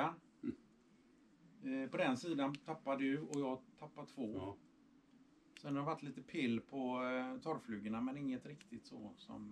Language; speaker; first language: Swedish; native; Swedish